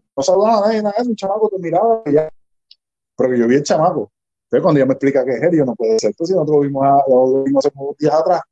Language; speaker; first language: Spanish; native; Spanish